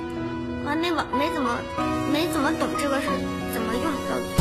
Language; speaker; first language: Chinese; native; Chinese